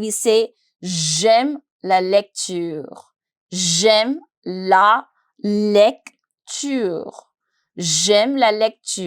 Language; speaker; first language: French; non-native, fluent; Hindi